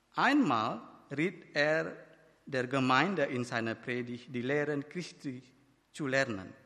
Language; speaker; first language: German; non-native, fluent; Batak Toba